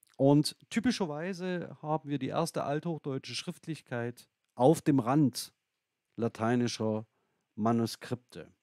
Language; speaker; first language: German; native; German